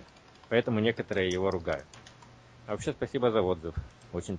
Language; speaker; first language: Russian; native; Russian